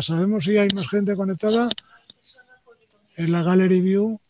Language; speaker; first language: Spanish; native; Spanish